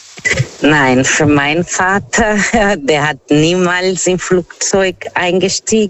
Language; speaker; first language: German; non-native, learner; Portuguese